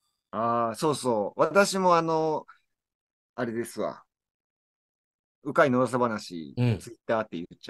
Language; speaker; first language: Japanese; native; Japanese